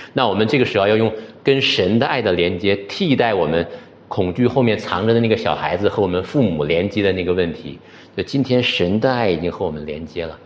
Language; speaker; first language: Chinese; native; Chinese